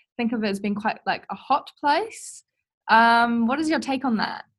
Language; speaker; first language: English; native; English